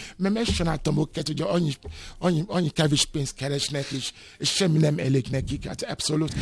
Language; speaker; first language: Hungarian; non-native, fluent; Yoruba